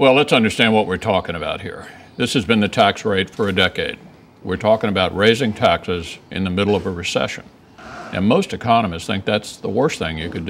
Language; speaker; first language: English; native; English